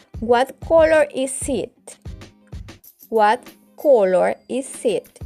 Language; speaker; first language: English; non-native, fluent; Spanish